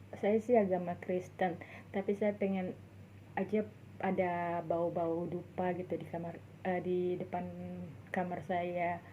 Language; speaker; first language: Indonesian; native; Indonesian